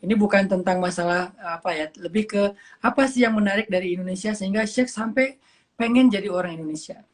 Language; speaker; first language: Indonesian; native; Indonesian